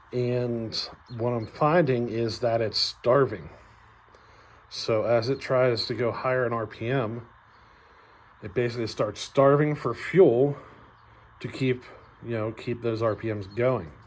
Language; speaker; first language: English; native; English